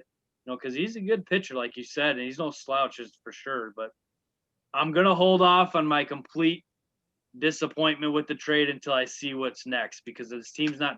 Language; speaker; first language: English; native; English